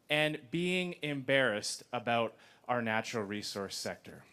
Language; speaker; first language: English; native; English